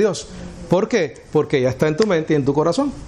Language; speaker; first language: Spanish; native; Spanish